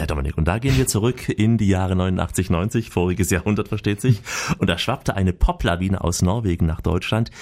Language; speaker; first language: German; native; German